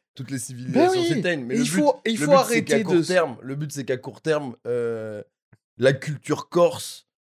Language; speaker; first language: French; native; French